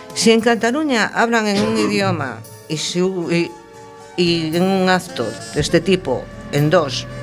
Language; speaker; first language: Spanish; non-native, local second language; Galician